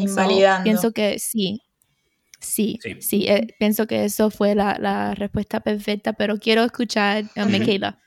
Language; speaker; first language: Spanish; early bilingual, heritage; Spanish